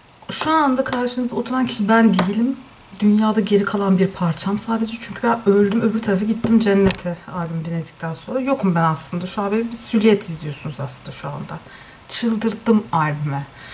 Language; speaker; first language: Turkish; native; Turkish